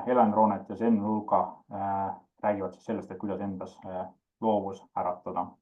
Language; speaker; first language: Estonian; native; Estonian